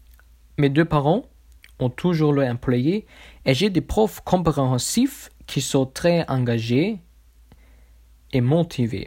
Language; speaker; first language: French; non-native, learner; German